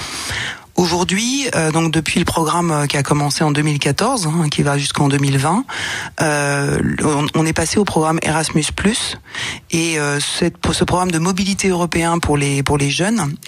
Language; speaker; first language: French; native; French